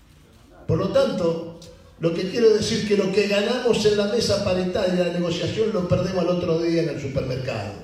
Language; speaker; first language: Spanish; native; Spanish